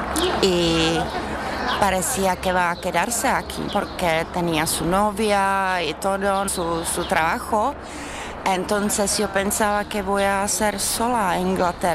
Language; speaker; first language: Spanish; non-native, learner; Czech